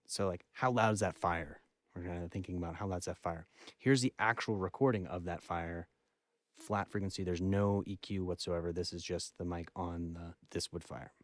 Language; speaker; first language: English; native; English